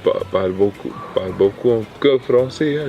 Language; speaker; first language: French; non-native, learner; English